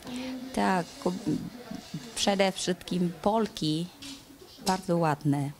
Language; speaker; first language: Polish; non-native, learner; Vietnamese